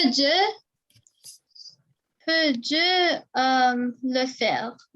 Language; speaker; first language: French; non-native, learner; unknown